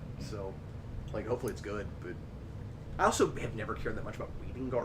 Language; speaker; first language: English; native; English